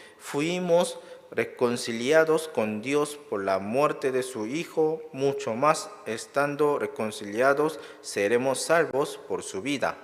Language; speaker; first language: Spanish; non-native, learner; Korean